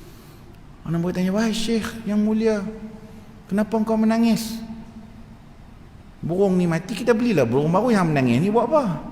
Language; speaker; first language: Malay; native; Malay